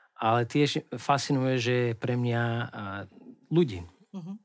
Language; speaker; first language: Slovak; non-native, learner; Portuguese